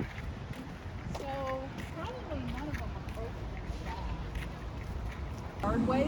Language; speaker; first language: English; native; English